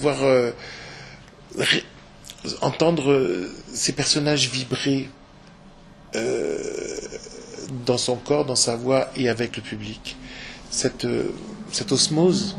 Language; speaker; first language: French; native; French